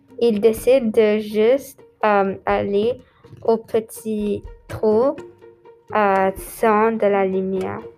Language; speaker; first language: French; non-native, local second language; English